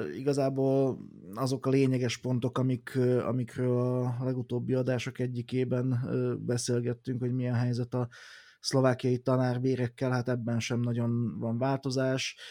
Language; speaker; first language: Hungarian; native; Hungarian